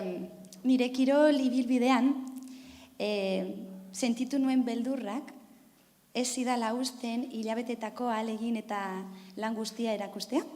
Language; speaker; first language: Basque; non-native, learner; Spanish